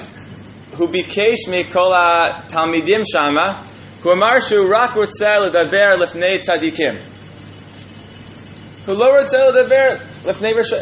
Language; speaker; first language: Hebrew; non-native, fluent; English